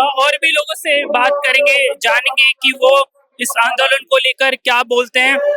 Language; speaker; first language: Hindi; native; Hindi